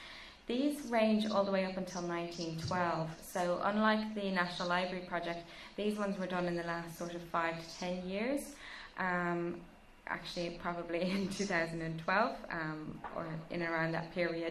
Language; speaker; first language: English; native; English